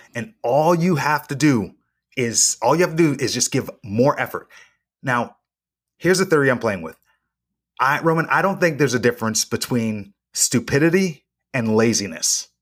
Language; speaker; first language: English; native; English